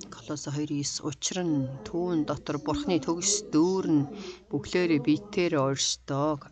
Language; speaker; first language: Mongolian; non-native, fluent; Korean